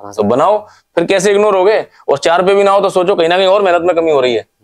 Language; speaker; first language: Hindi; native; Hindi